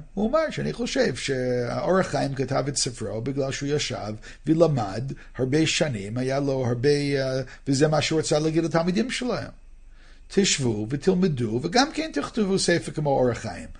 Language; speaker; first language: Hebrew; non-native, fluent; English